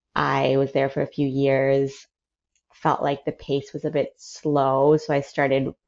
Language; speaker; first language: English; early bilingual, other home language; Spanish